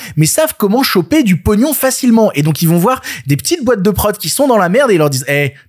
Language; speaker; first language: French; native; French